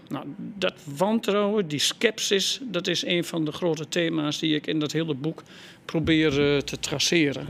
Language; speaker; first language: Dutch; native; Dutch